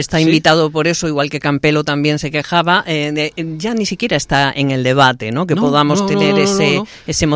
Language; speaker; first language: Spanish; native; Spanish